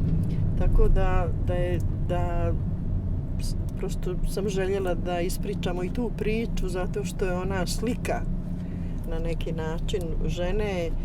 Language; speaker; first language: Bosnian; native; Bosnian